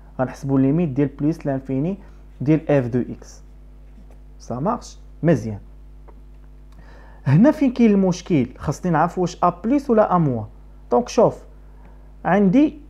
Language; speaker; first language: Arabic; native; Arabic